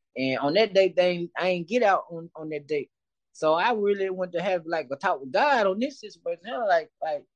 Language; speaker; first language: English; native; English